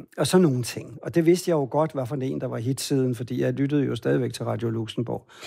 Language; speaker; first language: Danish; native; Danish